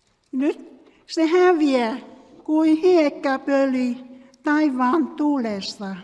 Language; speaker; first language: Finnish; non-native, learner; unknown